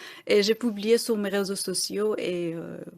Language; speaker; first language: French; non-native, fluent; Persian